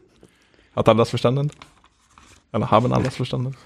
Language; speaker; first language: German; non-native, fluent; Norwegian